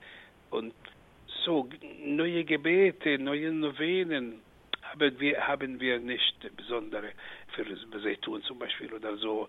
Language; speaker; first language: German; non-native, fluent; Arabic